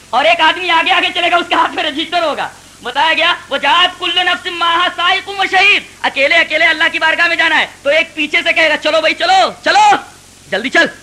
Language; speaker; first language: Urdu; native; Urdu